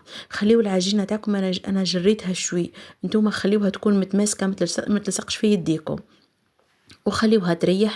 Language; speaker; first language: Arabic; native; Arabic